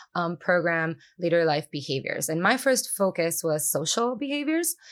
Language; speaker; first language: English; non-native, fluent; Spanish